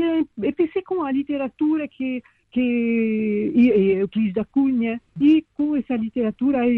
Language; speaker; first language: Portuguese; non-native, fluent; French